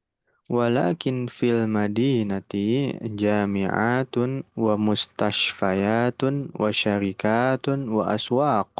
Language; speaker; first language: Arabic; non-native, fluent; Indonesian